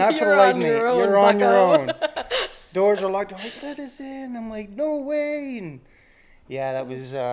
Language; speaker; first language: English; native; English